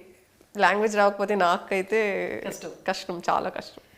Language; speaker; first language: Telugu; non-native, fluent; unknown